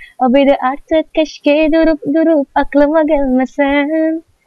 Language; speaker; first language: Turkish; non-native, learner; Indonesian